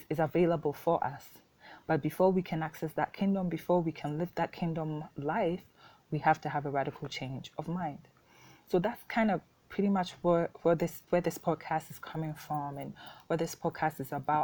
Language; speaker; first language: English; non-native, local second language; Akan